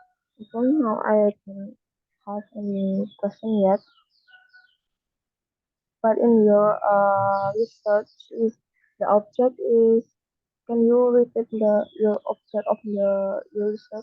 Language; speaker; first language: English; non-native, learner; Indonesian